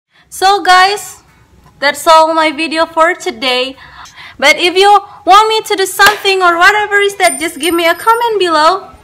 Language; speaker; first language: English; non-native, learner; Indonesian